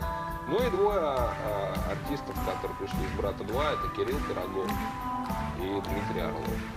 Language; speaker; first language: Russian; native; Russian